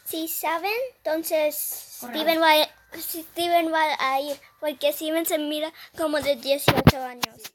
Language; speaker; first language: Spanish; early bilingual, heritage; Spanish